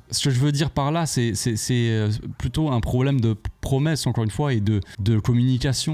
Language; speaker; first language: French; native; French